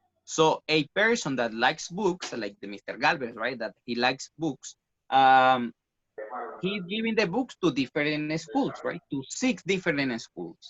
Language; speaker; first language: English; non-native, fluent; Spanish